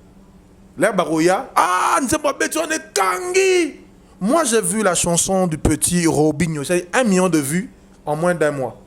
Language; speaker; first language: French; non-native, local second language; Lingala